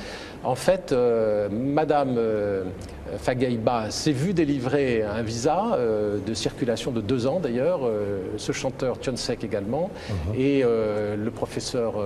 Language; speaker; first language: French; native; French